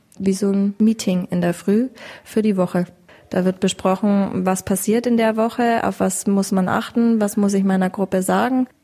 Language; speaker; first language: German; native; German